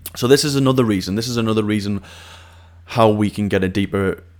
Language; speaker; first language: English; native; English